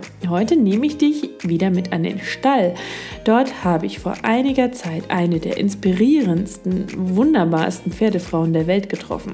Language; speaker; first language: German; native; German